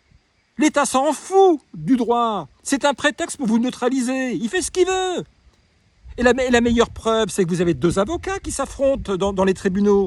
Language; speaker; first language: French; native; French